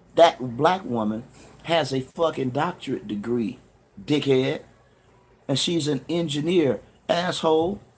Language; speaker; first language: English; native; English